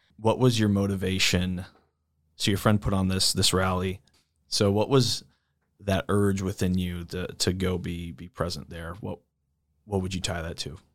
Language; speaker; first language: English; native; English